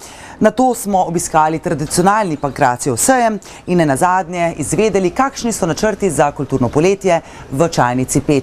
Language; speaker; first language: Slovenian; native; Slovenian